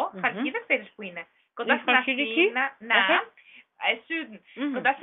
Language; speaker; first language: Greek; non-native, fluent; German